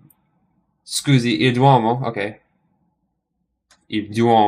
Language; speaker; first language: Italian; non-native, learner; English